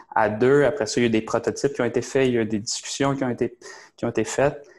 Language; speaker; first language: French; native; French